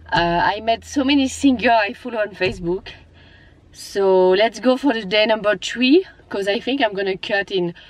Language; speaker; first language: English; non-native, learner; French